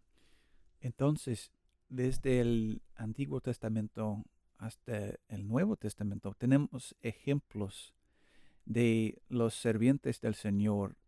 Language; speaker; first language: Spanish; non-native, learner; English